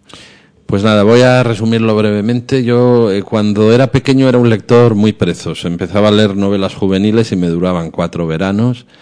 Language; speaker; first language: Spanish; native; Spanish